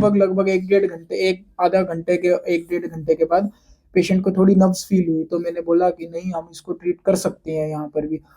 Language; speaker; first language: Hindi; native; Hindi